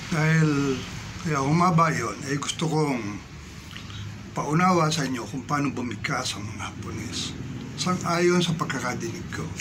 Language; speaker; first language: Filipino; native; Filipino